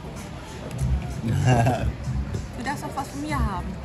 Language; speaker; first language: German; native; German